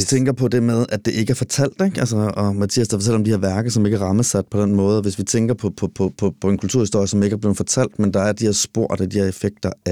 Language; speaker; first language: Danish; native; Danish